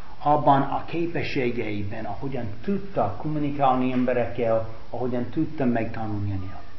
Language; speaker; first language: Hungarian; non-native, fluent; English